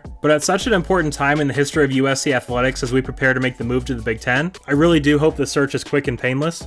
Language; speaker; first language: English; native; English